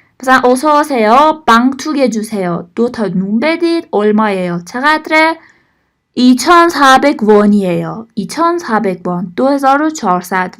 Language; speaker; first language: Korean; non-native, fluent; Persian